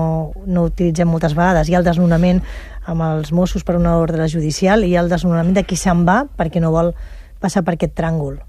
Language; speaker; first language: Catalan; native; Catalan